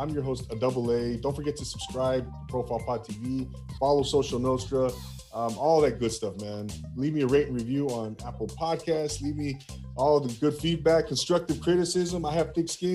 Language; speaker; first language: English; early bilingual, other home language; Spanish